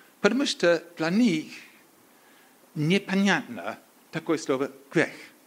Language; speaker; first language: Polish; non-native, learner; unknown